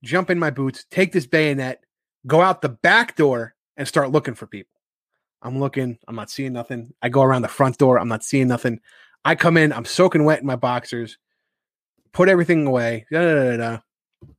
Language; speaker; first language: English; native; English